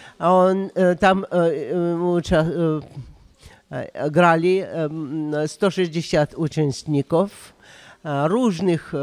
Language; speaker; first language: Polish; non-native, learner; Russian